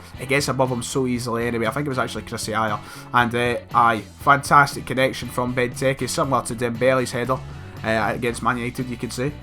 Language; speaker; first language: English; native; English